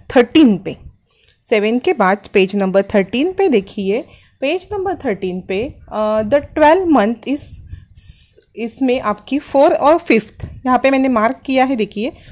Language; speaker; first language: Hindi; non-native, local second language; Marathi